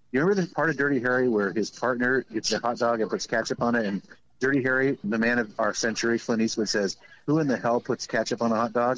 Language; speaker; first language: English; native; English